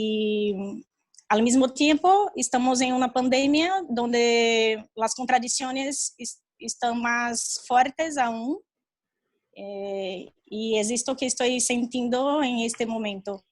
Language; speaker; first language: Spanish; non-native, fluent; Portuguese